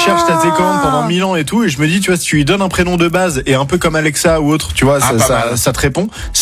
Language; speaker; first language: French; native; French